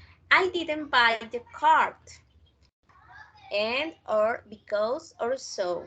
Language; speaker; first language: English; non-native, fluent; Spanish